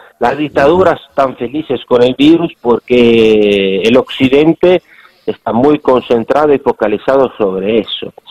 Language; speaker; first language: Spanish; non-native, fluent; Italian